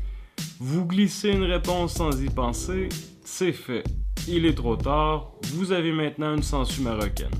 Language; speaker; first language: French; native; French